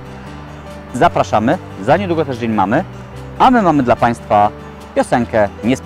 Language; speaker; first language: Polish; native; Polish